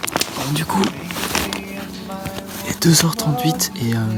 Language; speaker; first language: French; native; French